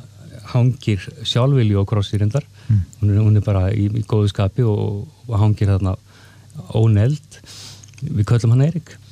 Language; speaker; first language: Icelandic; native; Icelandic